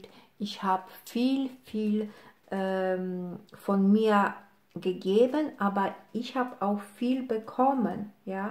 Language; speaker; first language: German; non-native, fluent; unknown